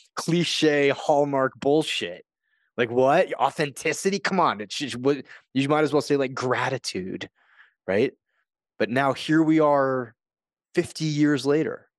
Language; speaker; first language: English; native; English